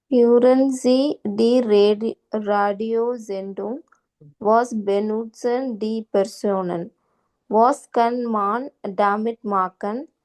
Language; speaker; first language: German; non-native, learner; Tamil